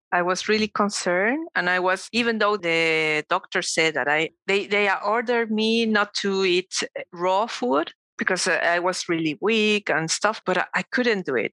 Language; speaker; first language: English; non-native, fluent; Spanish